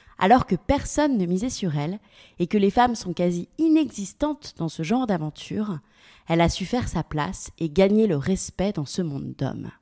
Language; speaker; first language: French; native; French